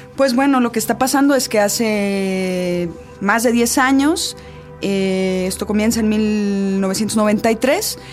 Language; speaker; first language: Spanish; native; Spanish